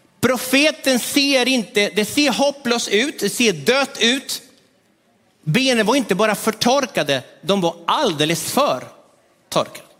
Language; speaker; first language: Swedish; non-native, fluent; Spanish